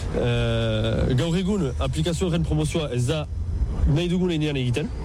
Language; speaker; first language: Basque; native; Basque